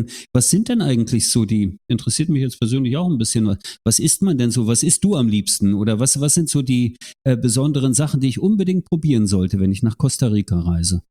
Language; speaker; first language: German; native; German